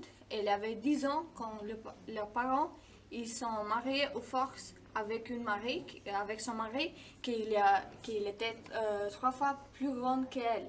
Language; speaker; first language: French; non-native, learner; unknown